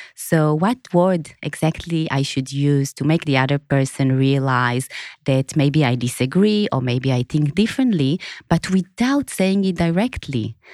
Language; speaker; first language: English; non-native, fluent; Hebrew